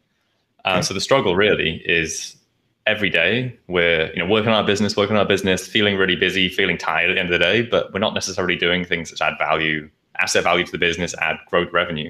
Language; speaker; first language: English; native; English